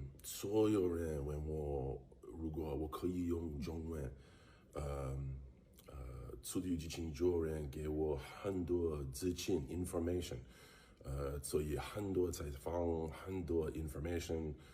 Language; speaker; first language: Chinese; non-native, learner; English